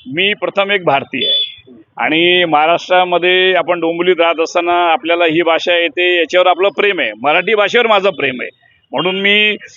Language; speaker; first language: Marathi; non-native, local second language; Hindi